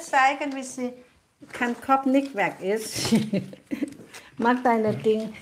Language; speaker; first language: German; non-native, learner; Thai